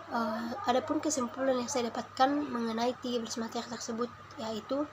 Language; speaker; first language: Indonesian; native; Indonesian